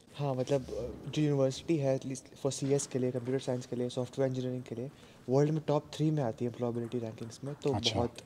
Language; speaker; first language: Hindi; non-native, local second language; Bangla